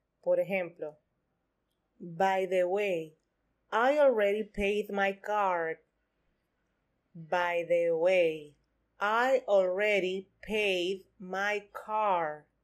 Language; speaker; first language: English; non-native, fluent; Spanish